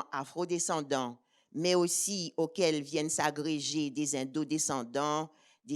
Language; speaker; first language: French; native; French